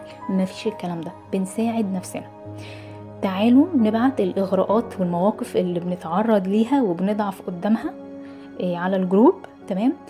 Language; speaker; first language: Arabic; native; Arabic